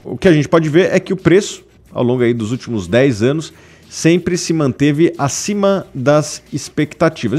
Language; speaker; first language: Portuguese; native; Portuguese